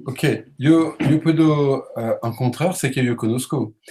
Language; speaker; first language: Spanish; non-native, learner; French